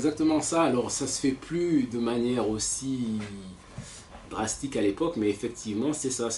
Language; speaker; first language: French; native; French